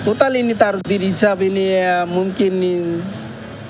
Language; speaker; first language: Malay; non-native, learner; Bangla